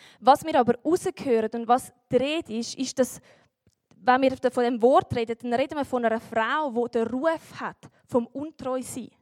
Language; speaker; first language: German; native; German